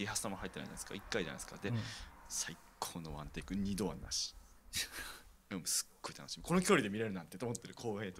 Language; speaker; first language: Japanese; native; Japanese